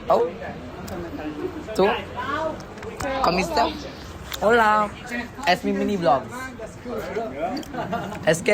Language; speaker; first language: Spanish; non-native, learner; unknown